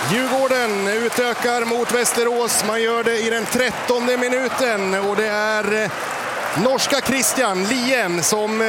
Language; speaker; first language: Swedish; native; Swedish